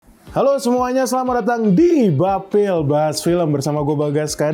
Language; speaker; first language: Indonesian; native; Indonesian